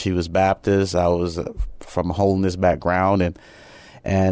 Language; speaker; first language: English; native; English